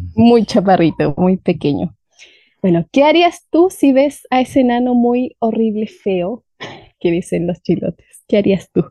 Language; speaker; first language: Spanish; native; Spanish